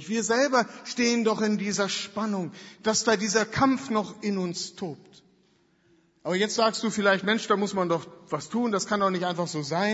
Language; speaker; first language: German; native; German